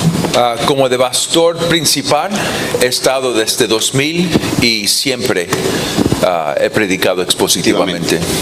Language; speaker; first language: Spanish; non-native, fluent; English